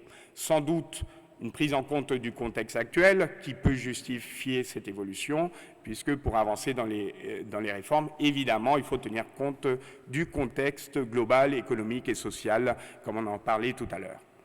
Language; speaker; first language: French; native; French